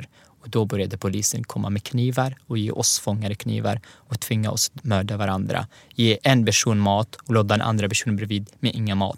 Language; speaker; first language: Swedish; non-native, fluent; Arabic